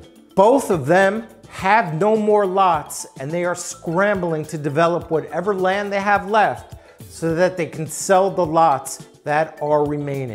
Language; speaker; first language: English; native; English